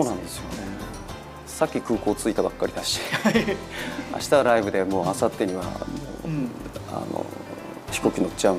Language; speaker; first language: Japanese; native; Japanese